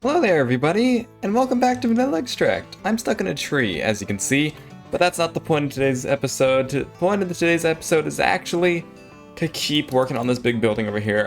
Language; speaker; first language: English; native; English